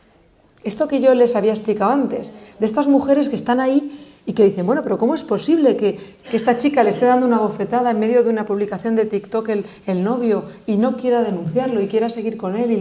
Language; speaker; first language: Spanish; native; Spanish